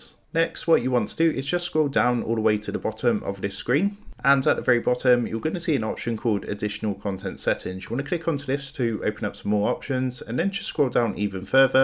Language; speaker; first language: English; native; English